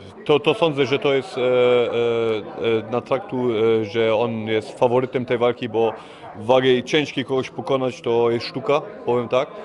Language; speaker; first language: Polish; early bilingual, heritage; Polish